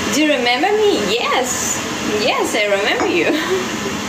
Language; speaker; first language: English; non-native, learner; Russian